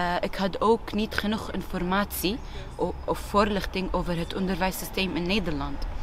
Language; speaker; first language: Dutch; non-native, fluent; Arabic